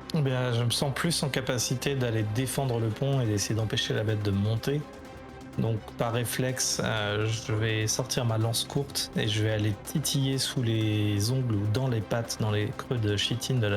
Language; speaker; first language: French; native; French